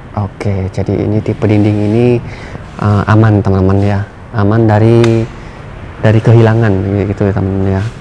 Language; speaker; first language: Indonesian; native; Indonesian